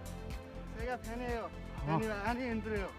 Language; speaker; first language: Korean; non-native, learner; Nepali